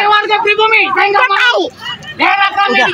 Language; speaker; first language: Malay; native; Malay